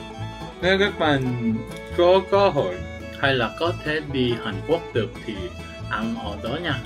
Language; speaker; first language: Vietnamese; non-native, learner; Korean